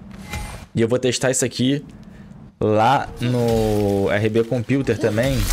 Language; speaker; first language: Portuguese; native; Portuguese